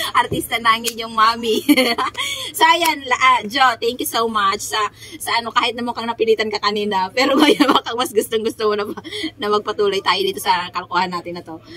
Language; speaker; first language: Filipino; native; Filipino